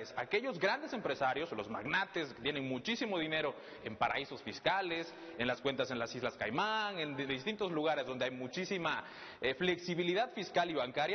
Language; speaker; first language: Spanish; native; Spanish